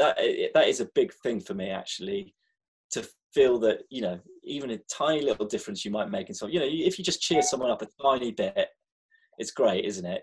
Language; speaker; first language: English; native; English